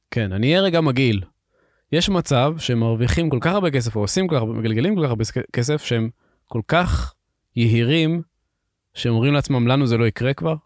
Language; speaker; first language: Hebrew; native; Hebrew